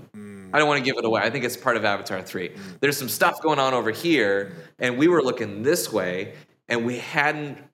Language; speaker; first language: English; native; English